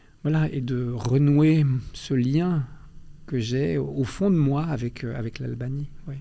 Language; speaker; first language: French; early bilingual, other home language; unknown